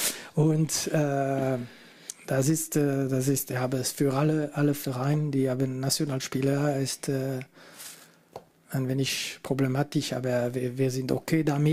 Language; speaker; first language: German; non-native, fluent; French